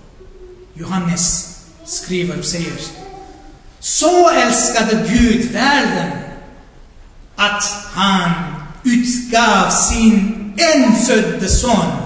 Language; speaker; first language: Swedish; non-native, fluent; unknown